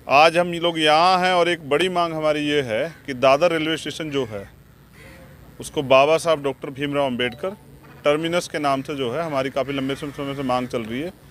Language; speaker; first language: Hindi; native; Hindi